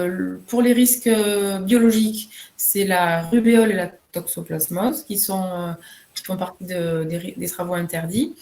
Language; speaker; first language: French; native; French